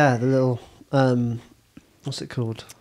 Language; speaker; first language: English; native; English